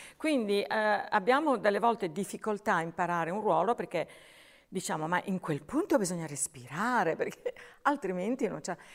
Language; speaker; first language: Italian; native; Italian